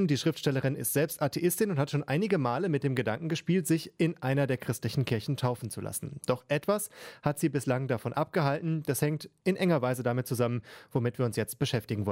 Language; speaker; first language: German; native; German